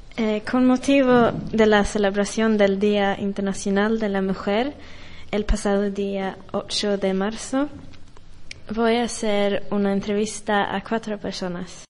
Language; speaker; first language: Spanish; non-native, fluent; Swedish